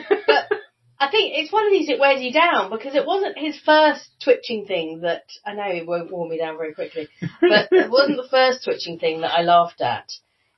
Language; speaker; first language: English; native; English